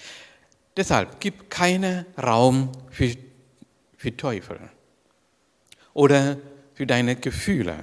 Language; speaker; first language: German; non-native, learner; Sinhala